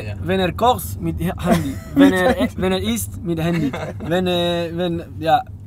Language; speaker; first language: German; non-native, learner; Spanish